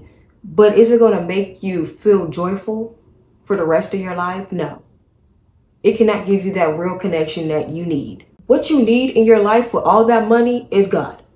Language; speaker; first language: English; native; English